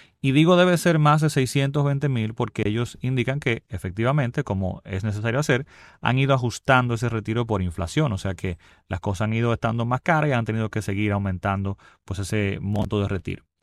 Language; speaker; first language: Spanish; native; Spanish